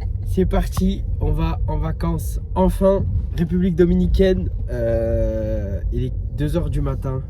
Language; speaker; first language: French; native; French